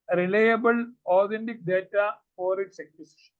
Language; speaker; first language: English; non-native, local second language; Malayalam